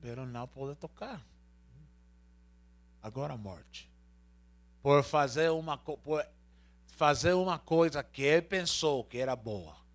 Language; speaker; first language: Portuguese; non-native, learner; Spanish